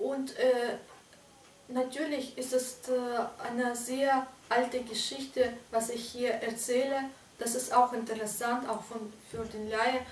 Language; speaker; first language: German; non-native, fluent; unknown